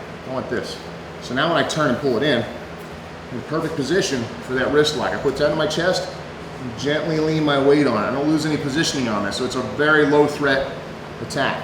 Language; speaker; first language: English; native; English